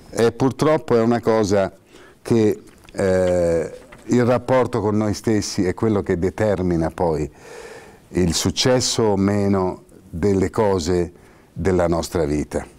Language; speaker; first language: Italian; native; Italian